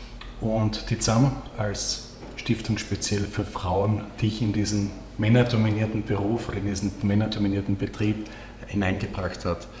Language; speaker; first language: German; native; German